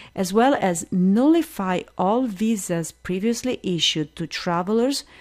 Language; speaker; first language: English; non-native, fluent; Italian